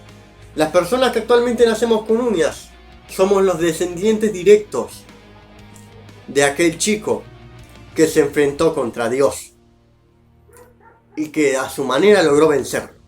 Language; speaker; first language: Spanish; native; Spanish